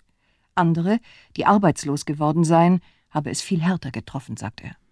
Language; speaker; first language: German; native; German